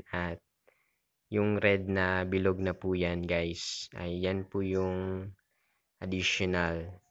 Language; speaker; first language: Filipino; native; Filipino